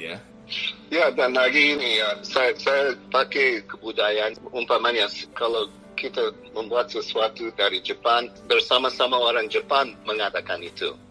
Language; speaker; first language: Indonesian; non-native, fluent; English